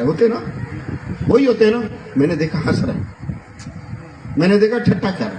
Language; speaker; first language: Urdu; non-native, local second language; Punjabi